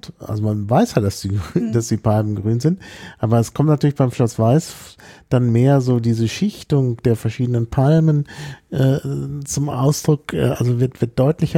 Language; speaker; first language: German; native; German